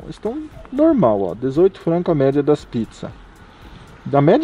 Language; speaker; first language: Portuguese; native; Portuguese